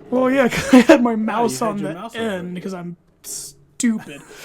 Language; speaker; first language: English; native; English